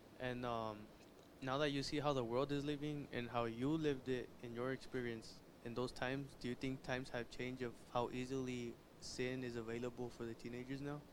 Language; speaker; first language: English; early bilingual, other home language; Spanish